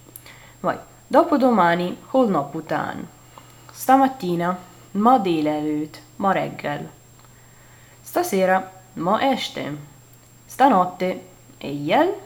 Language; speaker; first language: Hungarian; non-native, learner; Italian